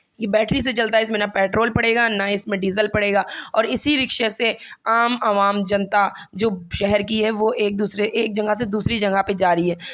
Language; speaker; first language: Hindi; native; Hindi